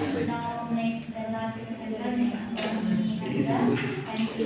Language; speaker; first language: English; non-native, learner; Indonesian